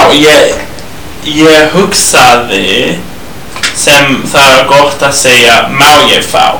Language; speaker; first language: Icelandic; non-native, learner; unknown